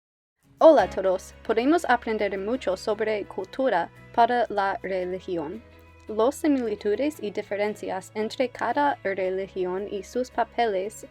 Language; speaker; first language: Spanish; non-native, learner; English